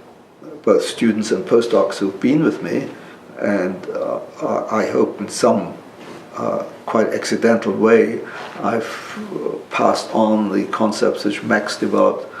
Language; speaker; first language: English; non-native, local second language; German